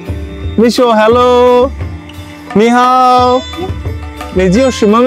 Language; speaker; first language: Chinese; non-native, learner; Bangla